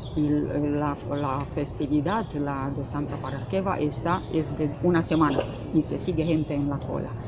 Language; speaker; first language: Spanish; non-native, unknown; Romanian